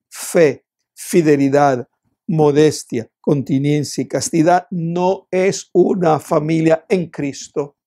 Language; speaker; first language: Spanish; native; Spanish